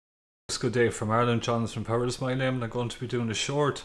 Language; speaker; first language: English; native; English